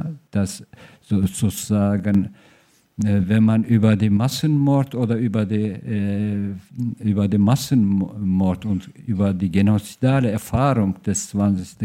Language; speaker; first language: German; non-native, fluent; Turkish